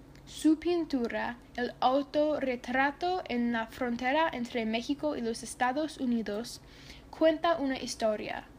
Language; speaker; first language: Spanish; non-native, learner; English